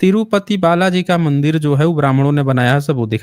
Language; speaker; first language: Hindi; native; Hindi